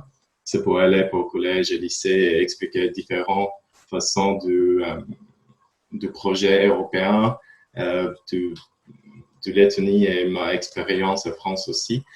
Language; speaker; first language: French; non-native, learner; Latvian